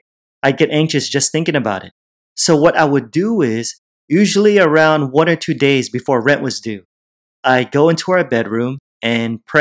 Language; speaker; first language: English; native; English